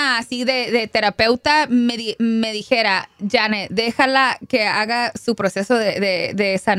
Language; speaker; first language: Spanish; early bilingual, heritage; Spanish